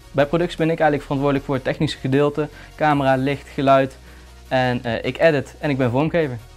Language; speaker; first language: Dutch; native; Dutch